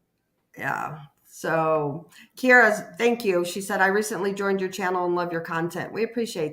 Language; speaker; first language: English; native; English